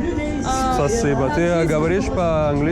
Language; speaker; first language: Russian; non-native, learner; Arabic